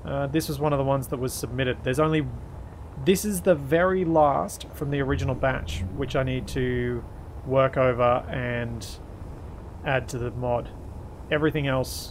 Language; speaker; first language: English; native; English